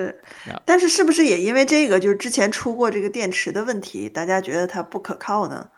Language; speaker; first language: Chinese; native; Chinese